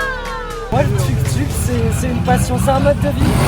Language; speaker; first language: French; native; French